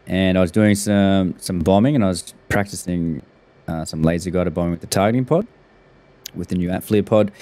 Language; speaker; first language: English; native; English